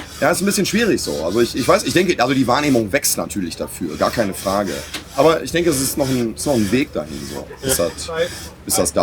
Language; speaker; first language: German; native; German